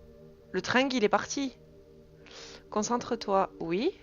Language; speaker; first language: French; native; French